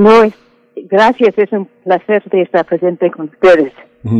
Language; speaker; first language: Spanish; non-native, fluent; English